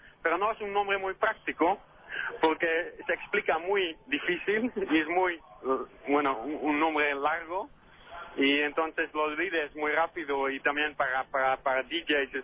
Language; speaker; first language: Spanish; non-native, learner; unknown